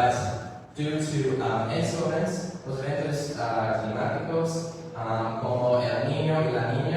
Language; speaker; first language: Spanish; non-native, learner; English